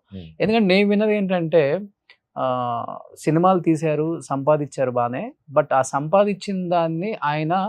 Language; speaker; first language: Telugu; native; Telugu